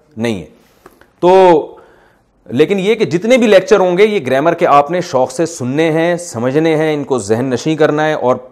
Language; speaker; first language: Urdu; native; Urdu